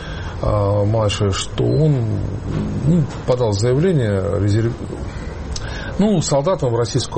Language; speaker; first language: Russian; native; Russian